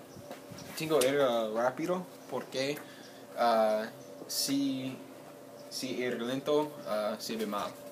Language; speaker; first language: Spanish; non-native, learner; English